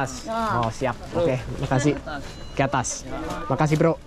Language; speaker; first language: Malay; non-native, learner; English